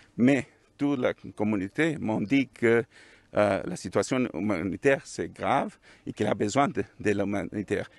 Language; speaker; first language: French; non-native, fluent; English